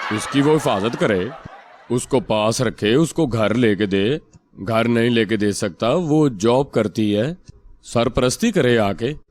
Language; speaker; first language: Urdu; non-native, local second language; Punjabi